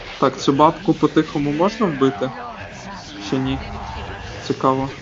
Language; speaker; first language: Ukrainian; non-native, local second language; Russian